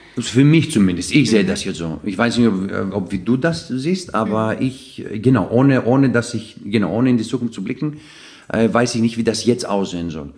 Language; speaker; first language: German; non-native, fluent; Greek